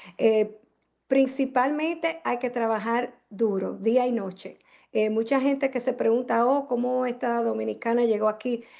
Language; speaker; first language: Spanish; native; Spanish